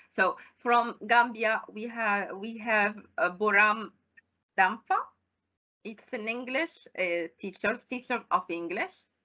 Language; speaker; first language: English; non-native, fluent; Arabic